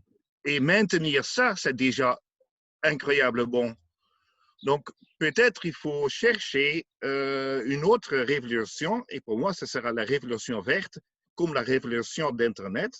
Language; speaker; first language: French; non-native, learner; Dutch